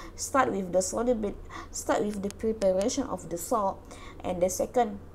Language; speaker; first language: English; non-native, local second language; Malay